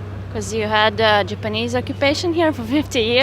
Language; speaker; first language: English; non-native, fluent; Hebrew